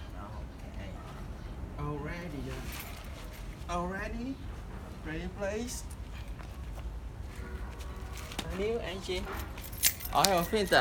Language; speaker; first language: English; non-native, learner; Vietnamese